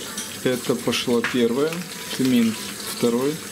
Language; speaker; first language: Russian; native; Russian